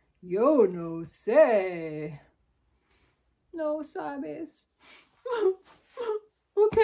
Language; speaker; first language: Spanish; non-native, fluent; English